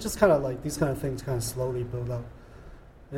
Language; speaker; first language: English; non-native, local second language; Cantonese